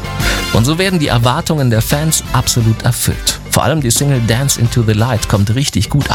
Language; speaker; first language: German; native; German